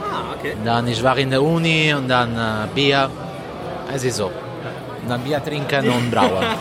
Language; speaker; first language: German; non-native, learner; Italian